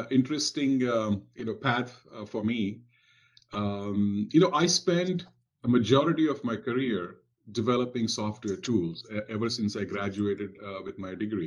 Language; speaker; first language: English; non-native, local second language; Marathi